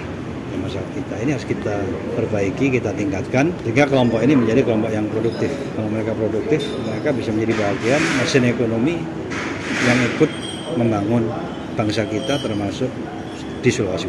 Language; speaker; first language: Indonesian; native; Indonesian